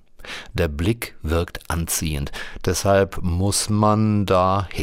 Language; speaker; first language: German; native; German